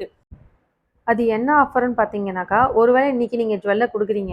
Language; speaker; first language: Tamil; native; Tamil